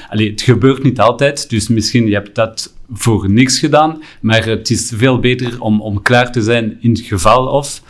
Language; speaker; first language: Dutch; non-native, local second language; French